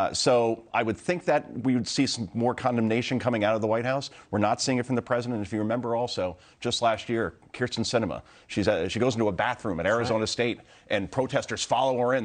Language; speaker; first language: English; native; English